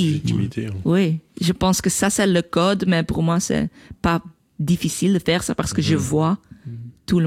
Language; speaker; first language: French; non-native, local second language; Dutch